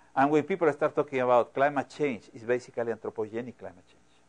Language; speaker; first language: English; non-native, fluent; Spanish